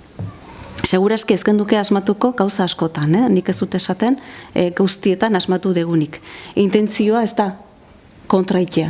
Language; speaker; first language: Basque; native; Basque